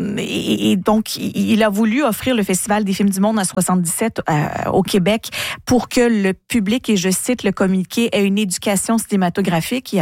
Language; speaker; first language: French; native; French